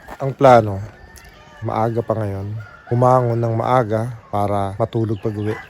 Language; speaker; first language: Filipino; native; Filipino